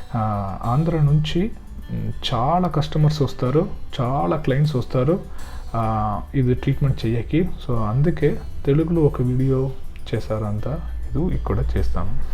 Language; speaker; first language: Telugu; non-native, learner; Kannada